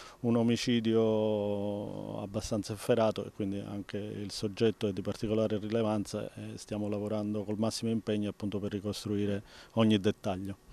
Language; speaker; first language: Italian; native; Italian